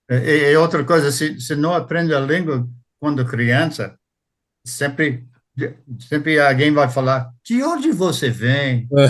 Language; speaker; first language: Portuguese; non-native, fluent; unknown